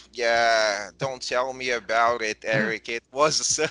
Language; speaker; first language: English; non-native, fluent; Portuguese